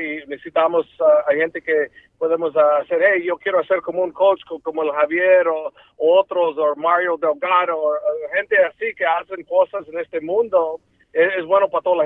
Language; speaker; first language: Spanish; early bilingual, heritage; Spanish